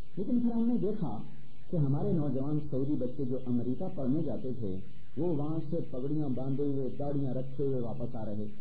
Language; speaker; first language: Urdu; non-native, local second language; Punjabi